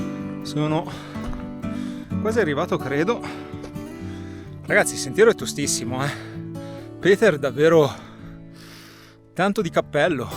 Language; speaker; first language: Italian; native; Italian